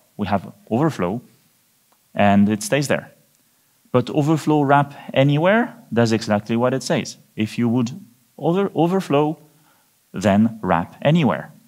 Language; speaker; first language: English; non-native, fluent; French